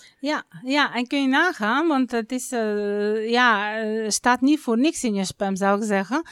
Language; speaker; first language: Dutch; non-native, fluent; Bulgarian